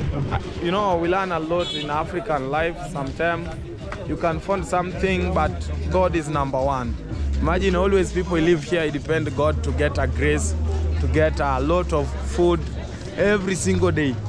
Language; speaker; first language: English; non-native, learner; Swahili